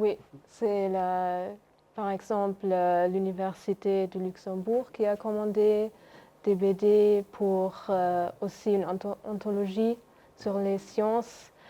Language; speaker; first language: French; non-native, local second language; Luxembourgish